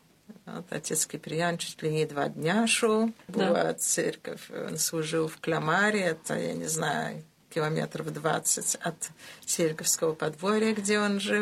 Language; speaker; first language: Russian; early bilingual, heritage; Russian